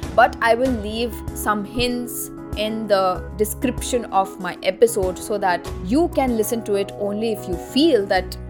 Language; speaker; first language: English; non-native, local second language; Marathi